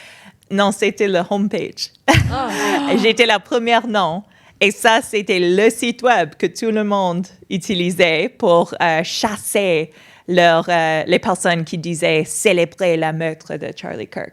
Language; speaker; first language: French; non-native, fluent; English